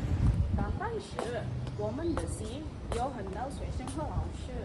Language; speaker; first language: Chinese; non-native, learner; Malay